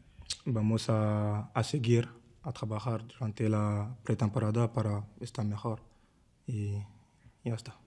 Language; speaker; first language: Spanish; non-native, learner; French